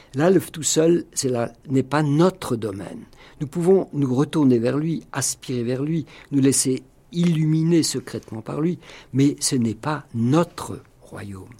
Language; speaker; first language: French; native; French